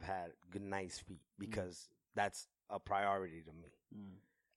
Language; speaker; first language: English; native; English